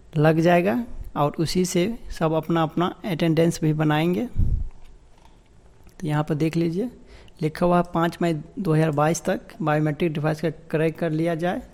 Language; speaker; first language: Hindi; native; Hindi